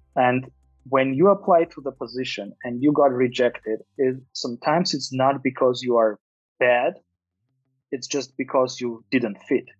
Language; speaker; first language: English; non-native, fluent; Armenian